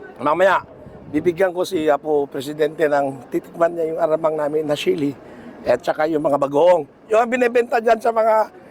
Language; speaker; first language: Filipino; non-native, local second language; Iloko